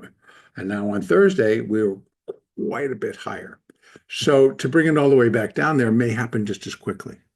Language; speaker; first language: English; native; English